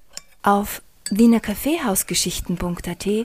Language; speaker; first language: German; native; German